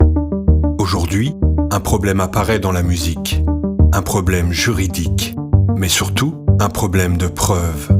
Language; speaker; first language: French; native; French